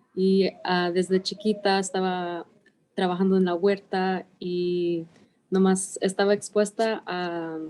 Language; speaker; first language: Spanish; early bilingual, heritage; Spanish